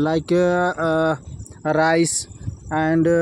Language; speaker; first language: English; non-native, learner; Hindi